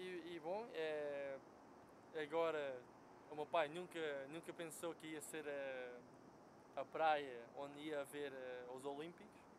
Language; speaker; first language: Portuguese; non-native, fluent; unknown